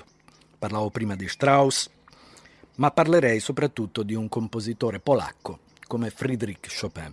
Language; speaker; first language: Italian; native; Italian